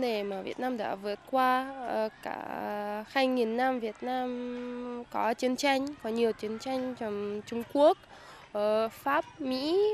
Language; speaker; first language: Vietnamese; non-native, fluent; Russian